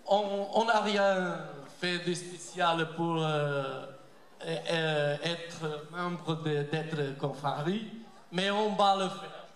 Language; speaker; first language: French; non-native, learner; Portuguese